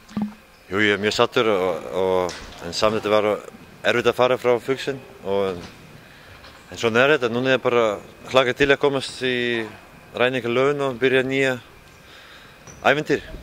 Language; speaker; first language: Icelandic; non-native, fluent; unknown